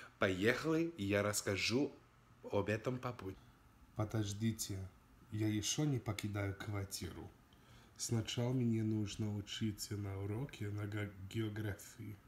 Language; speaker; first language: Russian; non-native, learner; English